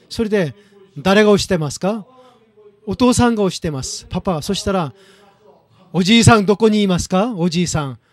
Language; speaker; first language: Japanese; non-native, fluent; Korean